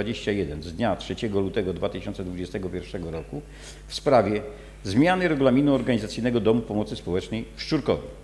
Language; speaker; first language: Polish; native; Polish